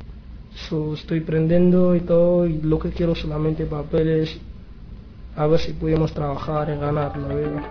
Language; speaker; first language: Spanish; non-native, learner; Arabic